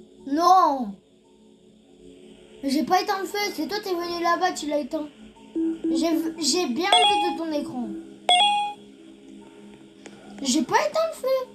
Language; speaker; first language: French; early bilingual, other home language; Portuguese